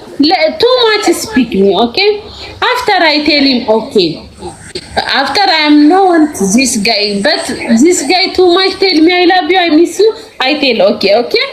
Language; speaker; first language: English; non-native, learner; Amharic